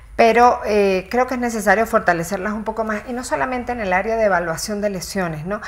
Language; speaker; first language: Spanish; native; Spanish